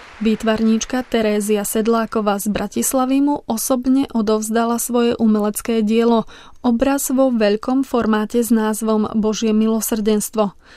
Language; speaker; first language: Slovak; native; Slovak